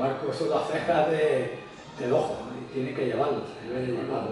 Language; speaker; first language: Spanish; native; Spanish